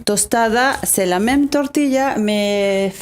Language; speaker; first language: French; non-native, fluent; Spanish